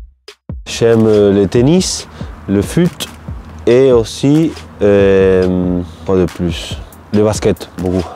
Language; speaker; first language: French; non-native, learner; Spanish